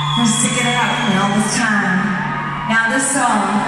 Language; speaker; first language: English; native; English